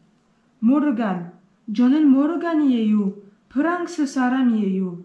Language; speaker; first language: Korean; non-native, learner; French